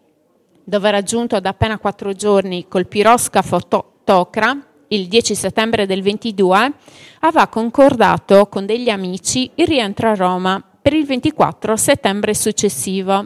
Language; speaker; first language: Italian; native; Italian